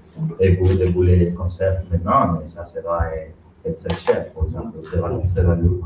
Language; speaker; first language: French; non-native, learner; Spanish